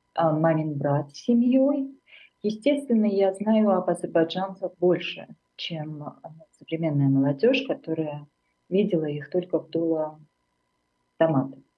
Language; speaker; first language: Russian; non-native, local second language; Armenian